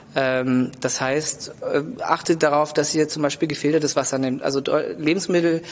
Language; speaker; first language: German; native; German